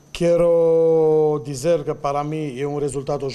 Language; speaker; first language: Portuguese; non-native, fluent; Romanian